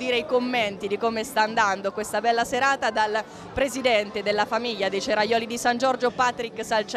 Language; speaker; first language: Italian; native; Italian